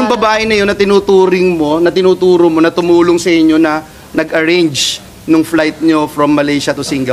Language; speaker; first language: Filipino; native; Filipino